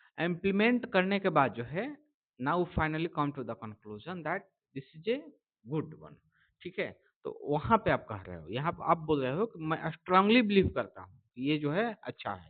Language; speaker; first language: Hindi; native; Hindi